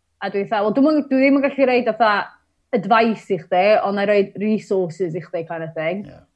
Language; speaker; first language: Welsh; native; Welsh